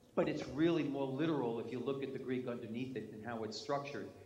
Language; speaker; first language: English; native; English